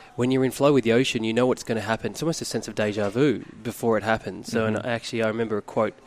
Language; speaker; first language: English; native; English